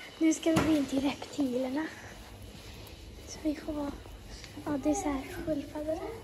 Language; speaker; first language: Swedish; native; Swedish